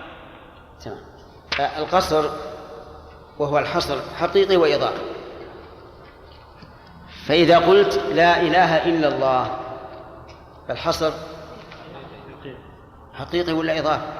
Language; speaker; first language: Arabic; native; Arabic